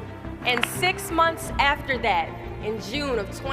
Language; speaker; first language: English; native; English